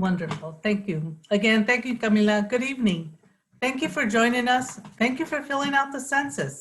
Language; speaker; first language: English; native; English